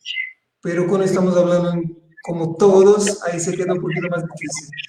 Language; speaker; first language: Spanish; non-native, fluent; Portuguese